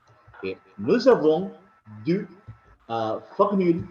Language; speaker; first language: French; non-native, learner; Spanish